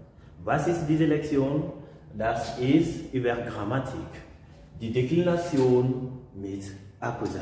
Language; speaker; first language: German; non-native, fluent; French